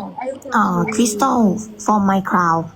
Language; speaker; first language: English; non-native, learner; Thai